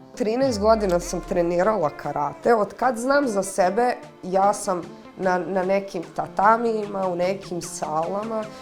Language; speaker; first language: Serbian; native; Serbian